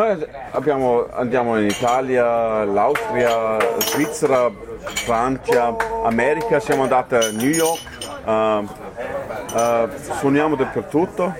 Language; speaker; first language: Italian; non-native, learner; German